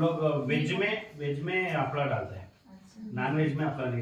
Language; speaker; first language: Hindi; non-native, local second language; Kannada